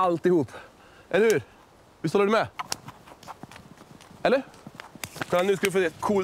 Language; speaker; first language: Swedish; native; Swedish